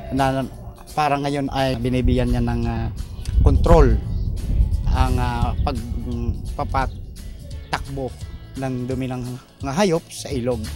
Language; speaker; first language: Filipino; native; Filipino